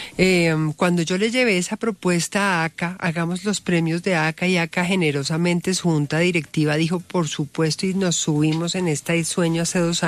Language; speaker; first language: Spanish; native; Spanish